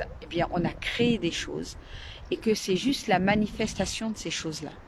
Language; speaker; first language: French; native; French